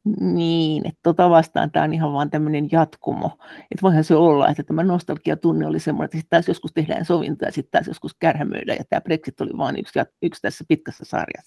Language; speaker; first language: Finnish; native; Finnish